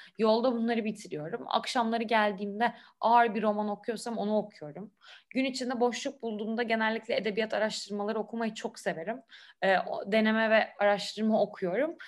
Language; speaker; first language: Turkish; native; Turkish